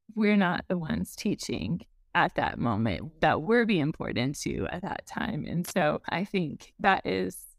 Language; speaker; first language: English; native; English